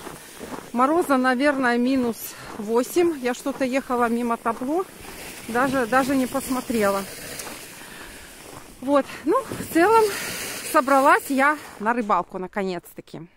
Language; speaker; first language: Russian; native; Russian